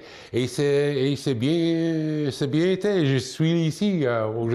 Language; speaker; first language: French; non-native, local second language; English